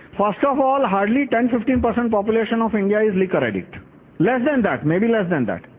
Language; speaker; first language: English; non-native, local second language; Gujarati